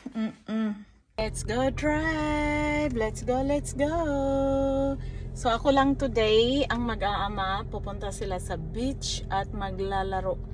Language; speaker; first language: Filipino; non-native, local second language; Cebuano